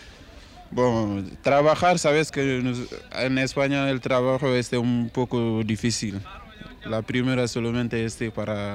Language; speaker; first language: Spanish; non-native, learner; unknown